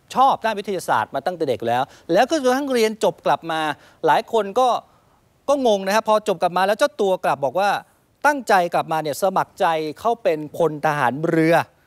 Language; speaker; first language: Thai; native; Thai